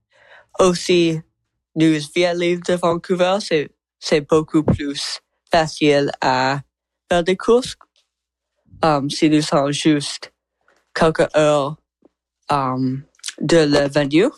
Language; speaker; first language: French; non-native, local second language; English